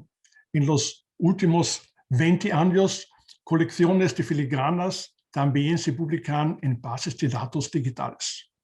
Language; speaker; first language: Spanish; non-native, learner; German